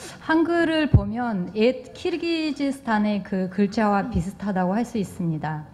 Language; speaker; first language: Korean; non-native, fluent; Kyrgyz